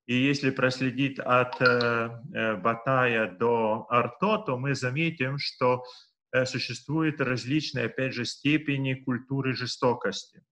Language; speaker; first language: Russian; non-native, local second language; Lithuanian